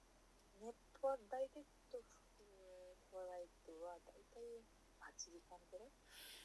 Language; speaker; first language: Japanese; non-native, learner; Nepali